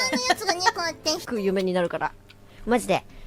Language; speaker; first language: Japanese; native; Japanese